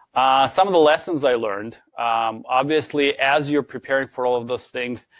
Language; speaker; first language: English; non-native, fluent; Ukrainian